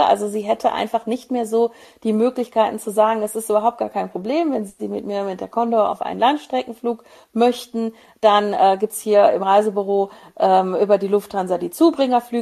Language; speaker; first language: German; native; German